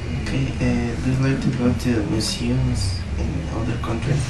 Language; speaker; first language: English; non-native, learner; Spanish